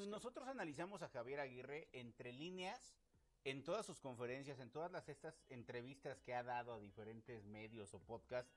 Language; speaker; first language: Spanish; native; Spanish